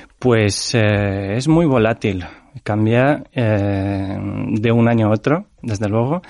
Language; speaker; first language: Spanish; non-native, fluent; Ukrainian